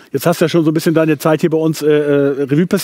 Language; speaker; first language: German; native; German